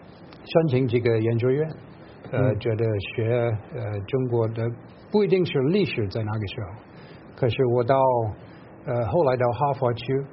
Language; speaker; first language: Chinese; non-native, fluent; English